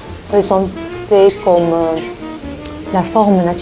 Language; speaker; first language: French; non-native, learner; Chinese